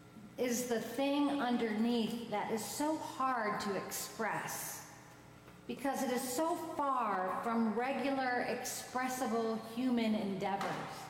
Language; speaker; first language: English; native; English